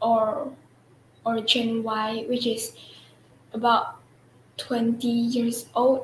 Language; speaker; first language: English; non-native, local second language; Chinese